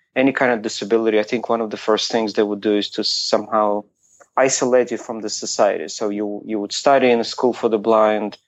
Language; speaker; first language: English; non-native, fluent; Ukrainian